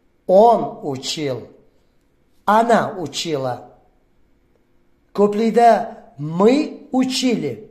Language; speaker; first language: Russian; non-native, local second language; Uzbek